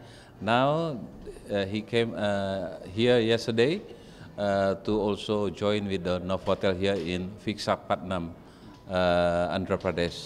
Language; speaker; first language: English; non-native, fluent; Indonesian